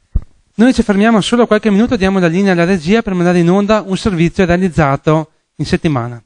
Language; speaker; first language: Italian; native; Italian